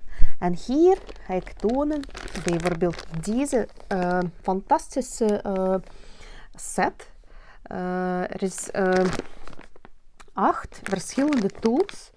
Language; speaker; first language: Dutch; non-native, learner; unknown